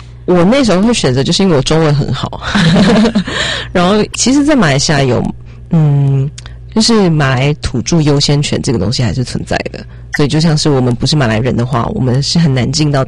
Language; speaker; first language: Chinese; native; Chinese